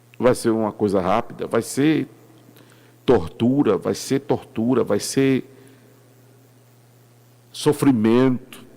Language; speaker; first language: Portuguese; native; Portuguese